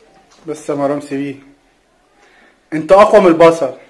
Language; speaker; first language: Arabic; native; Arabic